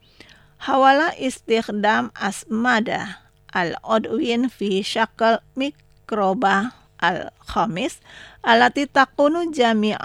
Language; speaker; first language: Arabic; non-native, learner; Indonesian